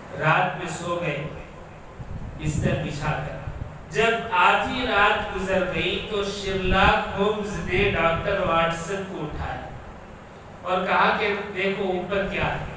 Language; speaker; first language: Urdu; native; Urdu